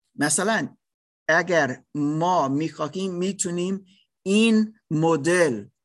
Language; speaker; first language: Persian; non-native, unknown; German